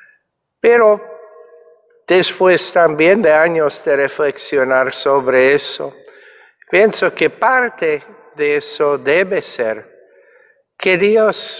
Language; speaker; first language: Spanish; non-native, fluent; English